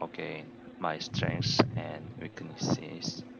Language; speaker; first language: English; non-native, learner; Korean